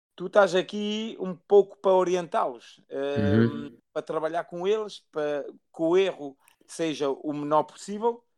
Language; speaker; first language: Portuguese; early bilingual, heritage; Portuguese